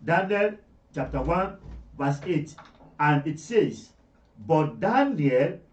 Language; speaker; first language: English; non-native, local second language; Yoruba